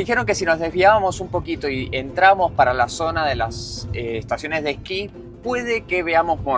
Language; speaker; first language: Spanish; native; Spanish